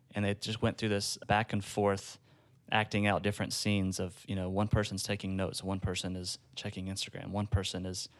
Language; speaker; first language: English; native; English